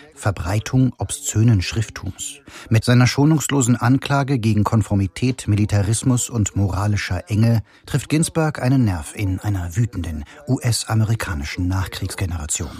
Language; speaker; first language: German; native; German